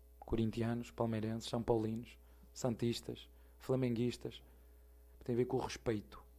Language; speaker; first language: Portuguese; native; Portuguese